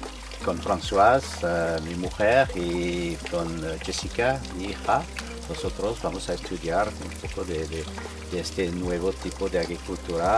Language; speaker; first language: Spanish; non-native, learner; French